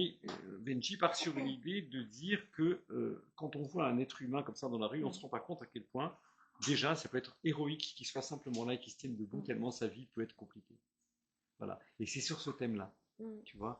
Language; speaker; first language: French; native; French